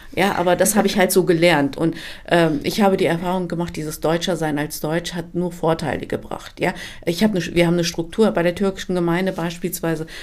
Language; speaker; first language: German; early bilingual, other home language; Turkish